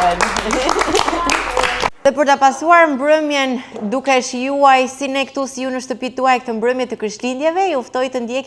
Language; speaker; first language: Albanian; native; Albanian